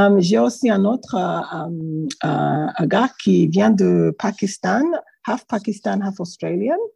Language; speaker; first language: French; non-native, learner; English